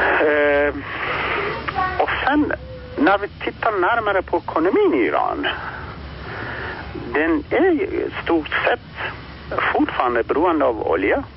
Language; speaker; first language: Swedish; non-native, fluent; Persian